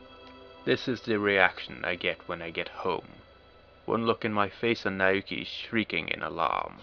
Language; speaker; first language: English; native; English